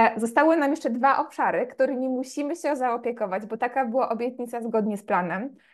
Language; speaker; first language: Polish; native; Polish